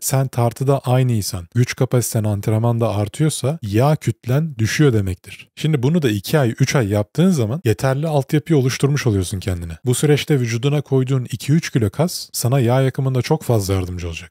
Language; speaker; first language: Turkish; native; Turkish